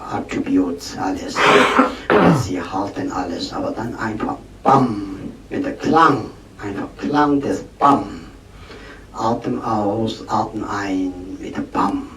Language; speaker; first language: German; non-native, learner; Tibetan